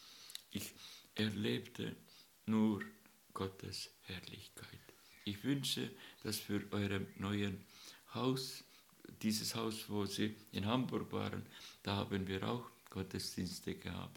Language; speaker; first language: German; non-native, learner; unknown